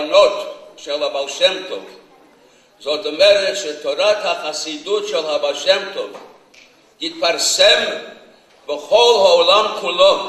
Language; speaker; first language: Hebrew; non-native, fluent; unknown